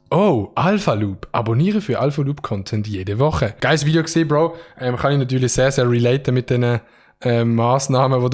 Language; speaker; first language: German; native; German